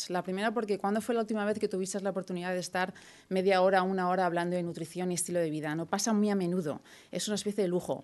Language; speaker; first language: Spanish; native; Spanish